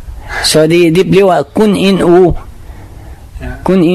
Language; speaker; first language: Danish; non-native, learner; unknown